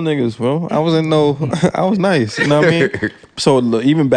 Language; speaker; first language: English; early bilingual, other home language; French